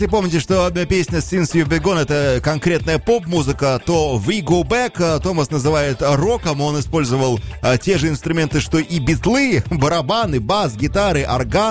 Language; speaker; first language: Russian; native; Russian